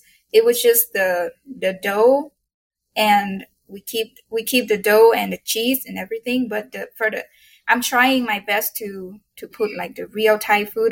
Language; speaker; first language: English; non-native, fluent; Thai